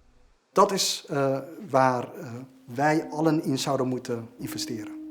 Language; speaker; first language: Dutch; native; Dutch